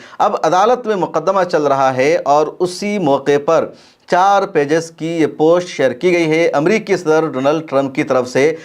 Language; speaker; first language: Urdu; native; Urdu